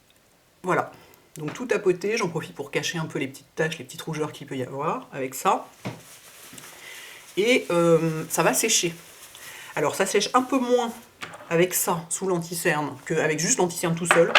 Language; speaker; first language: French; native; French